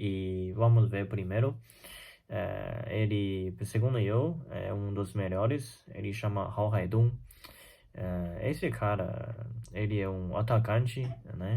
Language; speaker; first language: Portuguese; non-native, fluent; Chinese